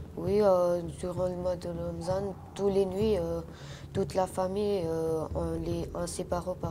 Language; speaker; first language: French; non-native, learner; Urdu